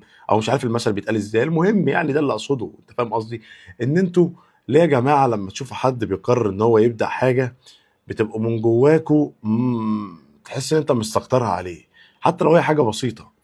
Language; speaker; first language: Arabic; native; Arabic